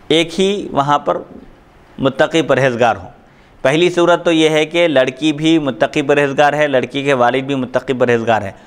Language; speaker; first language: Urdu; native; Urdu